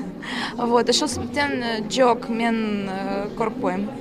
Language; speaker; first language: Kyrgyz; non-native, learner; Russian